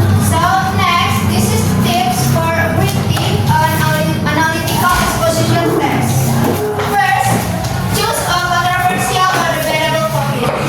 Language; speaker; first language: English; non-native, fluent; Indonesian